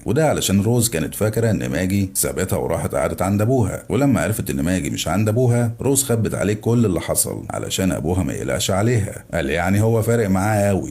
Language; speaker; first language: Arabic; native; Arabic